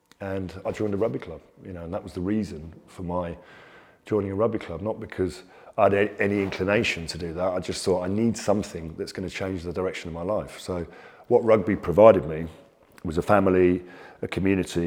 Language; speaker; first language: English; native; English